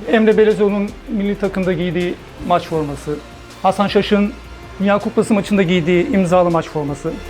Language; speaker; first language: Turkish; native; Turkish